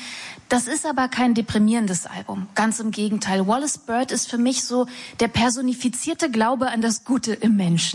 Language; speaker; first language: German; native; German